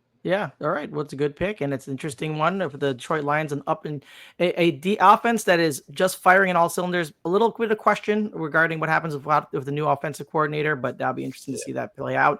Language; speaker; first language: English; native; English